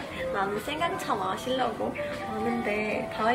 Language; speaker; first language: Korean; non-native, learner; Malay